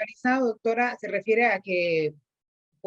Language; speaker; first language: Spanish; native; Spanish